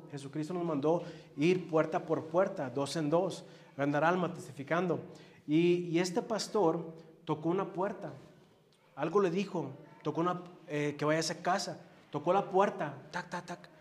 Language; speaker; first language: Spanish; early bilingual, heritage; Spanish